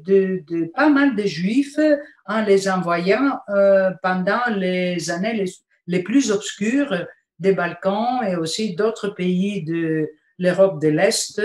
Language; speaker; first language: French; non-native, fluent; Bulgarian